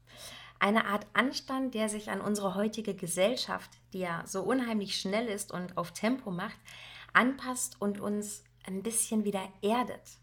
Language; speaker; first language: German; native; German